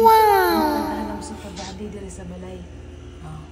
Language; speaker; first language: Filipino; non-native, local second language; Cebuano